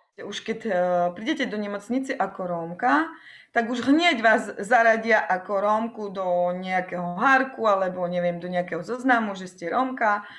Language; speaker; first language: Slovak; non-native, local second language; Romany